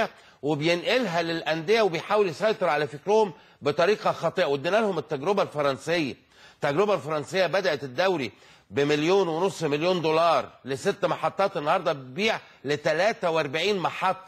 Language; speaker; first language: Arabic; native; Arabic